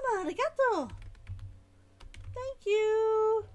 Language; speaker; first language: Japanese; non-native, learner; English